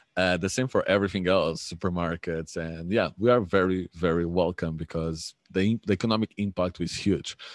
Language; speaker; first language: English; non-native, fluent; Portuguese